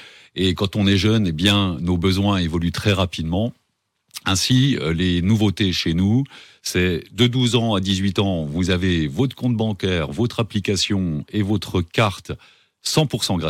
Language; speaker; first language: French; native; French